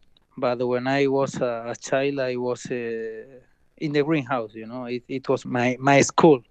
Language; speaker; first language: English; non-native, fluent; Spanish